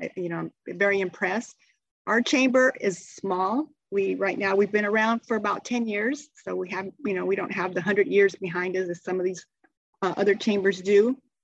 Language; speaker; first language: English; native; English